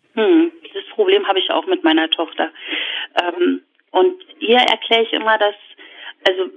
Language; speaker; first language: German; native; German